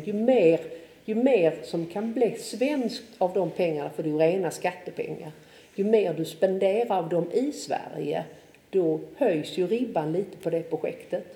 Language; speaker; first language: Swedish; native; Swedish